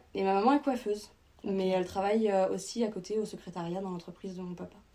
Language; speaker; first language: French; native; French